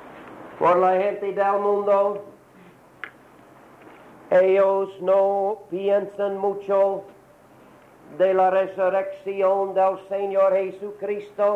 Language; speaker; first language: Spanish; non-native, learner; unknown